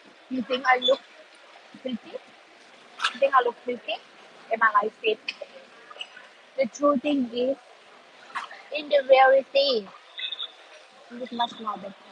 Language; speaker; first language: English; non-native, learner; Thai